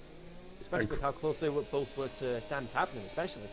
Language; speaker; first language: English; native; English